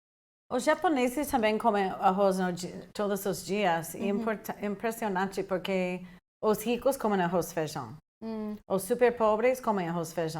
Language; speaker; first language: Portuguese; non-native, fluent; English